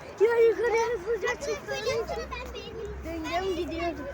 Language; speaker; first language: Turkish; early bilingual, heritage; Turkish